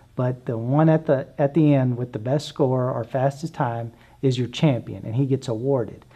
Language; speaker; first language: English; native; English